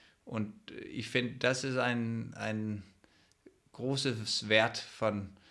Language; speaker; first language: German; non-native, fluent; Danish